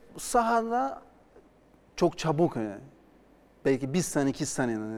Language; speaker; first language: Turkish; non-native, learner; Portuguese